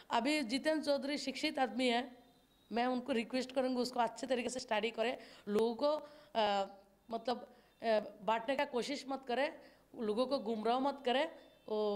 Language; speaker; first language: Hindi; non-native, local second language; Bangla